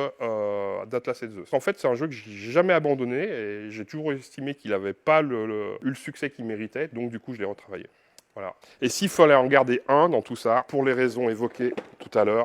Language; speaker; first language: French; native; French